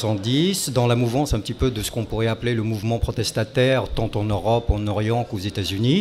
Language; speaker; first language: French; non-native, local second language; Arabic